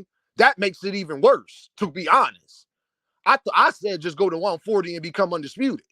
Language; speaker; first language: English; native; English